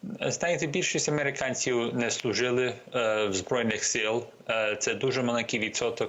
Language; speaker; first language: Ukrainian; early bilingual, heritage; Ukrainian